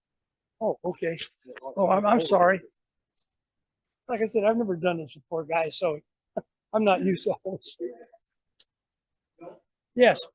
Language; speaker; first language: English; native; English